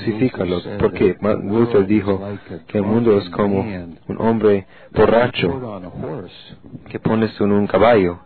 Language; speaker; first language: Spanish; non-native, learner; English